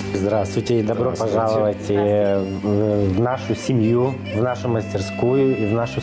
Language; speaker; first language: Russian; non-native, local second language; Romanian